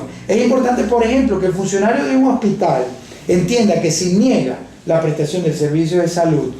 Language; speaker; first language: Spanish; native; Spanish